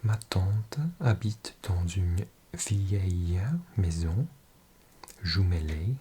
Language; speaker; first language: French; non-native, learner; English